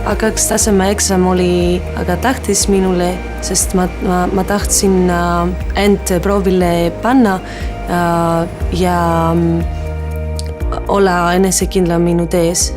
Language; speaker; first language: Estonian; non-native, learner; Greek